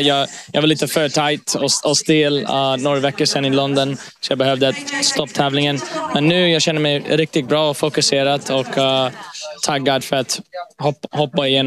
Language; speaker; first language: Swedish; early bilingual, heritage; English